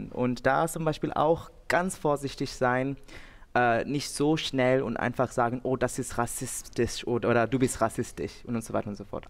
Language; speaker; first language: German; non-native, fluent; Bangla